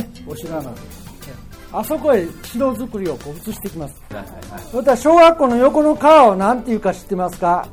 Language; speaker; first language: Japanese; native; Japanese